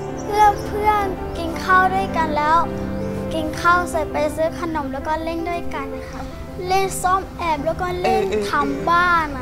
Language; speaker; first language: Thai; early bilingual, other home language; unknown